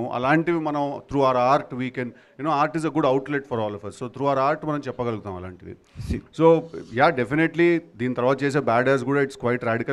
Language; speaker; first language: Telugu; native; Telugu